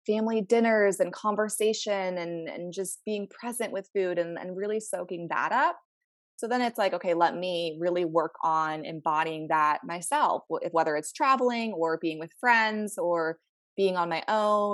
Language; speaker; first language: English; native; English